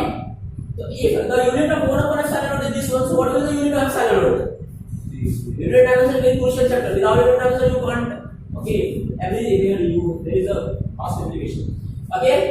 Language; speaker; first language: English; non-native, local second language; Hindi